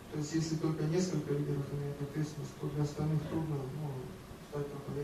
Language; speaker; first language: Russian; native; Russian